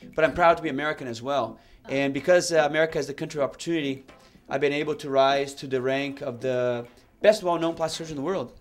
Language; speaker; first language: English; early bilingual, other home language; Portuguese